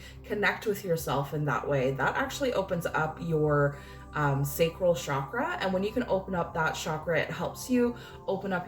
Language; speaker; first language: English; native; English